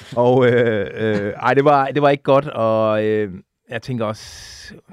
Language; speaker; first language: Danish; native; Danish